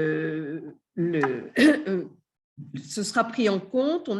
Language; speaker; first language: French; native; French